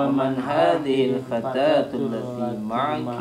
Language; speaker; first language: Arabic; non-native, learner; Indonesian